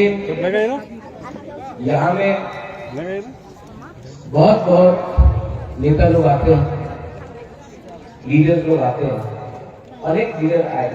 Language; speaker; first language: Hindi; non-native, local second language; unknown